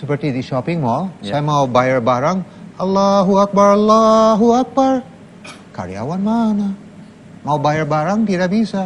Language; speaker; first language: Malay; non-native, fluent; English